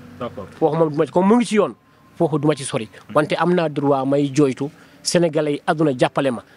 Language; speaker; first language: Wolof; non-native, local second language; Fula